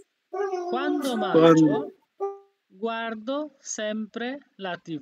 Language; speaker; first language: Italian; non-native, fluent; Bangla